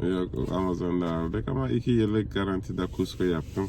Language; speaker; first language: Turkish; native; Turkish